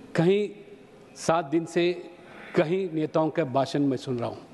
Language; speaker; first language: Hindi; non-native, local second language; Telugu